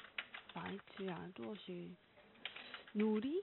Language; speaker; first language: Chinese; non-native, learner; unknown